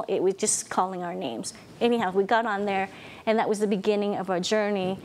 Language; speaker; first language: English; non-native, fluent; Vietnamese